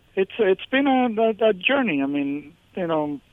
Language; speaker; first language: English; early bilingual, other home language; Spanish